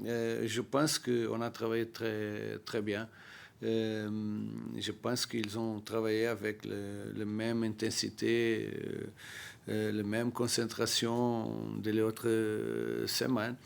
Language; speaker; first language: French; non-native, learner; Portuguese